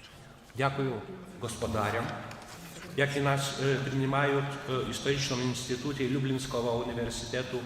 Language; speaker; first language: Ukrainian; non-native, fluent; Lithuanian